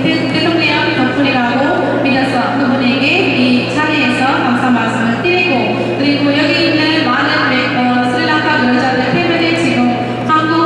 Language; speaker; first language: Korean; non-native, fluent; Sinhala